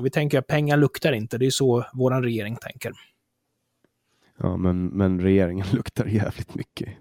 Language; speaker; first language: Swedish; native; Swedish